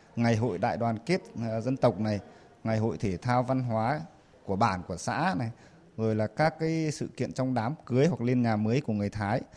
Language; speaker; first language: Vietnamese; non-native, local second language; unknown